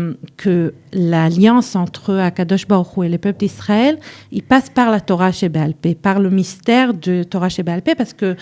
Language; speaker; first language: French; early bilingual, heritage; French